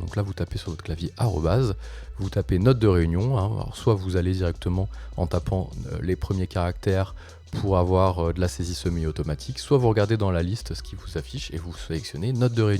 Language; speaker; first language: French; native; French